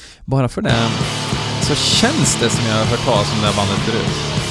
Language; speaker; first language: Swedish; native; Swedish